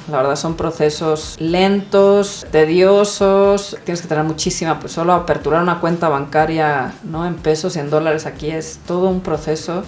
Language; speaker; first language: Spanish; non-native, local second language; Swedish